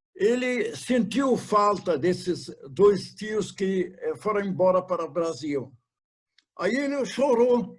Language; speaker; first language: Portuguese; non-native, fluent; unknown